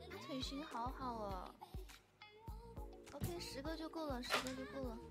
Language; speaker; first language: Chinese; native; Chinese